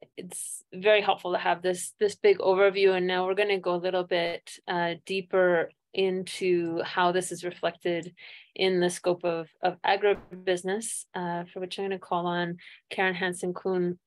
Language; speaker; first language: English; native; English